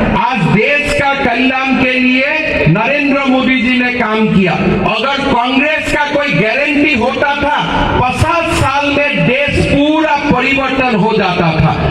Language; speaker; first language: Hindi; non-native, local second language; Assamese